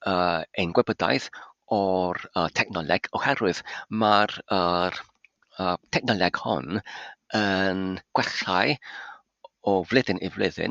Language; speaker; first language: Welsh; non-native, fluent; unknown